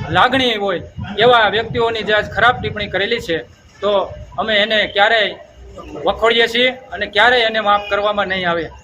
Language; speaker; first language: Gujarati; native; Gujarati